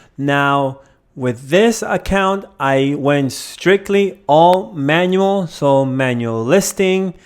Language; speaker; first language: English; native; English